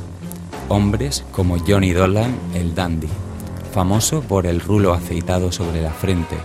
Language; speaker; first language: Spanish; native; Spanish